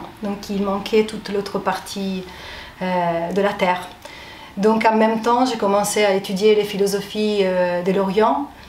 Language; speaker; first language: French; non-native, fluent; Italian